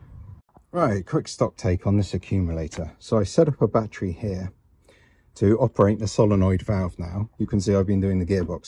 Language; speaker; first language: English; native; English